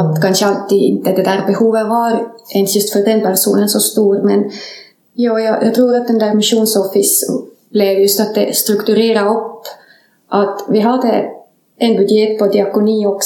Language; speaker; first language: Swedish; non-native, fluent; Estonian